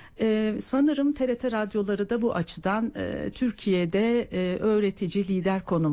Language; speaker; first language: Turkish; native; Turkish